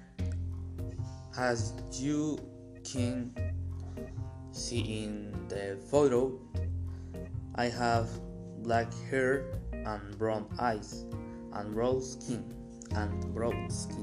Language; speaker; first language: English; non-native, learner; Spanish